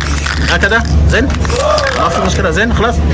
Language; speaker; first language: Arabic; non-native, learner; French